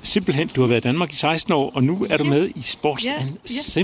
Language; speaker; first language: Danish; native; Danish